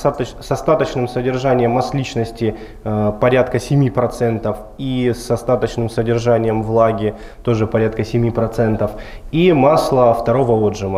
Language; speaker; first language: Russian; native; Russian